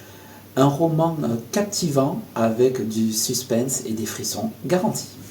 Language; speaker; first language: French; native; French